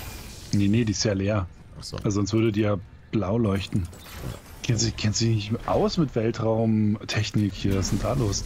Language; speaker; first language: German; native; German